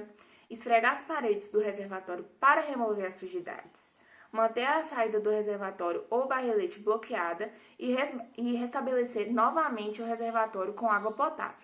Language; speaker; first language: Portuguese; native; Portuguese